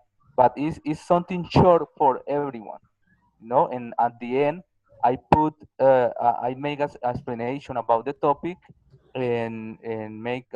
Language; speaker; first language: English; non-native, learner; Spanish